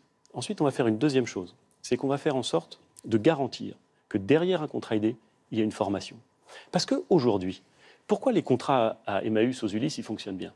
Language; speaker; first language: French; native; French